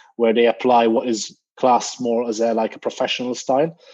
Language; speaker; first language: English; non-native, fluent; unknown